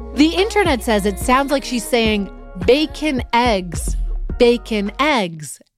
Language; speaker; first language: English; native; English